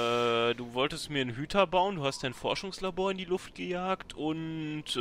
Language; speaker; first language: German; native; German